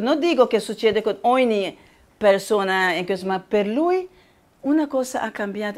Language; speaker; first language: Italian; non-native, learner; Spanish